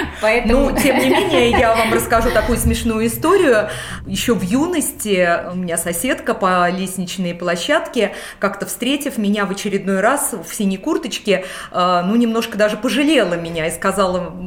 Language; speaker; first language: Russian; native; Russian